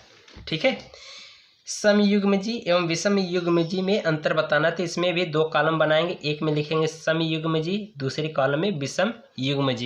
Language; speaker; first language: Hindi; native; Hindi